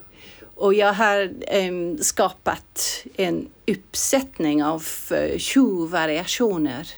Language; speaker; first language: Swedish; non-native, fluent; English